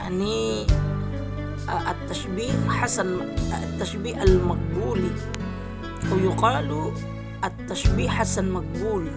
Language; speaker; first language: Arabic; non-native, learner; Indonesian